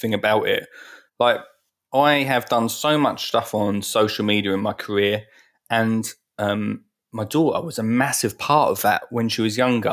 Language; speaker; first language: English; native; English